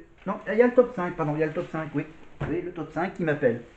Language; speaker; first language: French; native; French